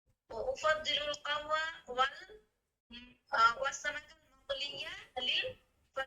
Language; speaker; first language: Arabic; non-native, learner; Bangla